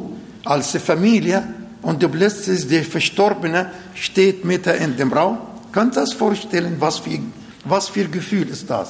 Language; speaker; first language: German; non-native, fluent; Arabic